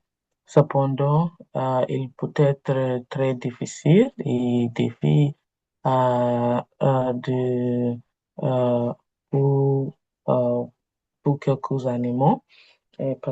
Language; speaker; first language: French; non-native, learner; Igbo